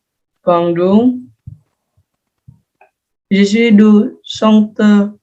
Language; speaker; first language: French; non-native, learner; Indonesian